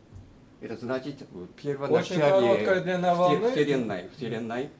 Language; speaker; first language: Russian; non-native, learner; Japanese